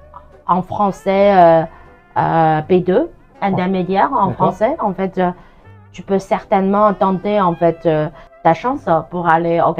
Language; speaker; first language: French; non-native, fluent; Chinese